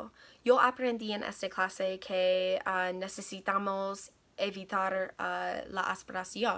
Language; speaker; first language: Spanish; non-native, learner; English